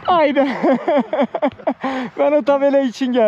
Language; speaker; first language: Turkish; native; Turkish